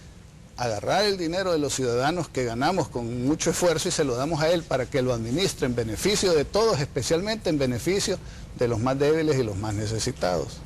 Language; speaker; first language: Spanish; native; Spanish